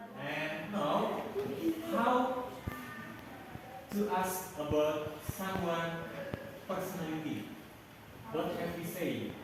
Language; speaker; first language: English; non-native, learner; Indonesian